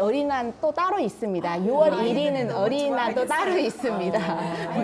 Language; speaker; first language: Korean; non-native, fluent; Vietnamese